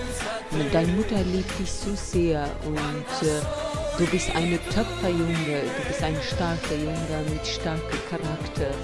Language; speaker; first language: German; non-native, learner; Albanian